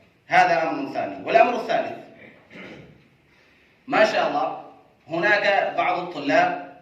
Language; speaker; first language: Arabic; non-native, fluent; Urdu